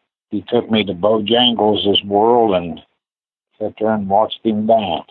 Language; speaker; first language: English; native; English